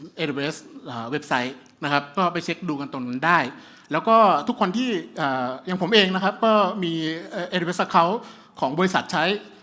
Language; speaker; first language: Thai; early bilingual, heritage; Thai